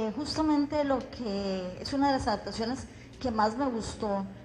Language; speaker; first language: Spanish; native; Spanish